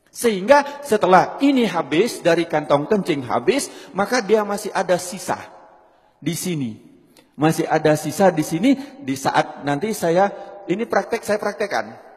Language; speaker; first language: Indonesian; native; Indonesian